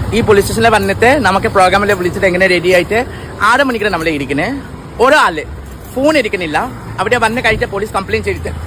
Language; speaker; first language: Malayalam; non-native, learner; Assamese